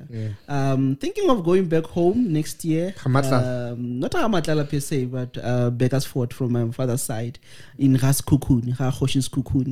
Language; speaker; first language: English; non-native, local second language; Northern Sotho